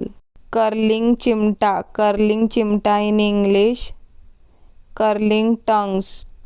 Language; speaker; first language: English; non-native, local second language; Hindi